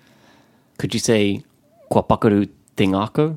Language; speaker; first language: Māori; non-native, learner; English